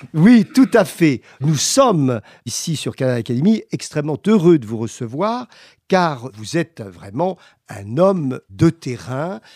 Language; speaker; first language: French; native; French